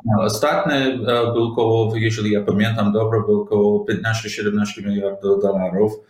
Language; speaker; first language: Polish; non-native, learner; English